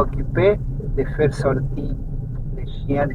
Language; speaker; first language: French; non-native, fluent; Spanish